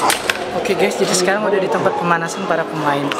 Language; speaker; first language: Indonesian; native; Indonesian